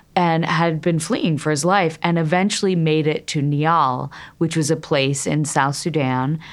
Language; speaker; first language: English; native; English